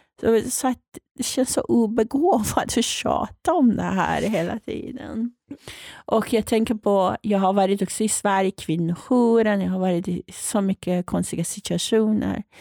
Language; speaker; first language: Swedish; non-native, fluent; Persian